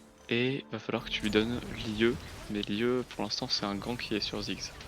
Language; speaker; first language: French; native; French